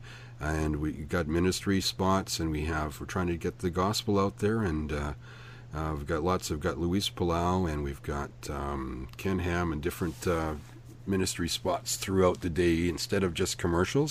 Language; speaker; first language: English; native; English